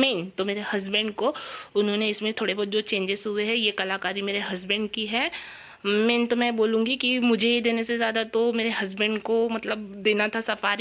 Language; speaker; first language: Hindi; native; Hindi